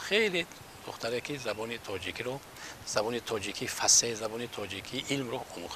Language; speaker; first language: Persian; native; Persian